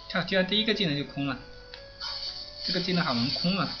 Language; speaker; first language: Chinese; native; Chinese